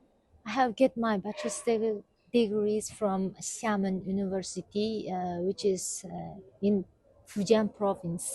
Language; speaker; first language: English; non-native, fluent; Kazakh